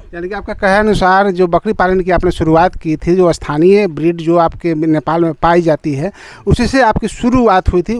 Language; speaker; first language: Hindi; native; Hindi